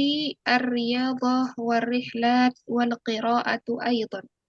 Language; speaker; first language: Arabic; non-native, fluent; Indonesian